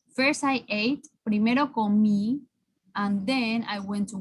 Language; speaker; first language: English; non-native, fluent; Spanish